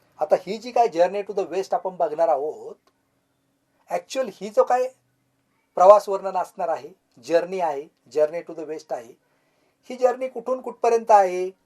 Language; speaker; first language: Marathi; native; Marathi